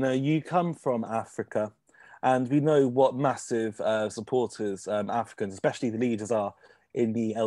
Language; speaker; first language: English; native; English